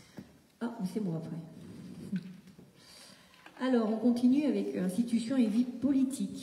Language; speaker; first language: French; native; French